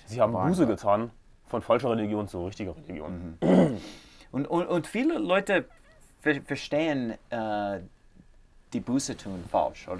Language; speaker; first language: German; non-native, learner; English